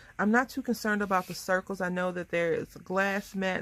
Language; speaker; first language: English; native; English